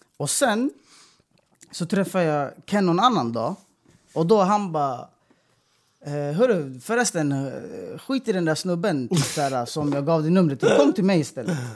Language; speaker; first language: Swedish; early bilingual, other home language; Persian